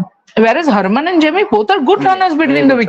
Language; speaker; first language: English; non-native, local second language; Hindi